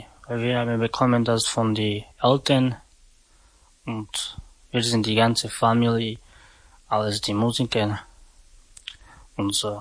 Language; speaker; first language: German; non-native, learner; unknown